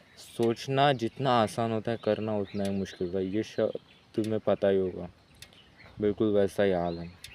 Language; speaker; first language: Hindi; non-native, local second language; Marathi